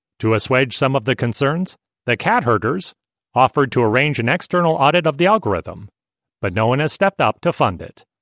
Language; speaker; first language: English; native; English